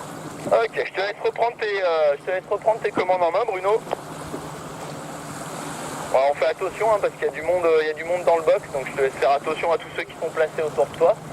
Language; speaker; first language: French; native; French